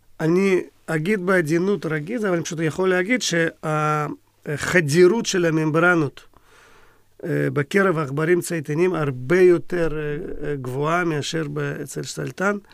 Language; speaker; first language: Hebrew; non-native, fluent; Russian